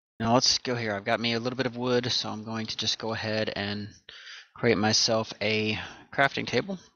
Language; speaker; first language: English; native; English